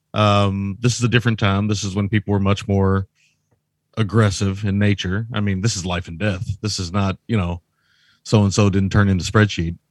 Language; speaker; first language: English; native; English